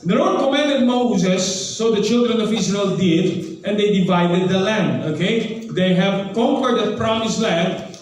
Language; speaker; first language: English; non-native, local second language; Filipino